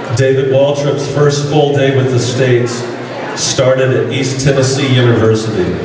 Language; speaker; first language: English; native; English